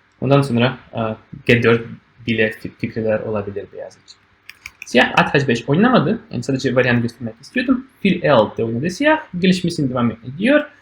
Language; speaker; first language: Turkish; non-native, fluent; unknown